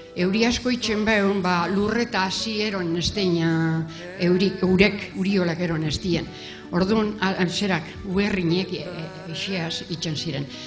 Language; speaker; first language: Basque; native; Basque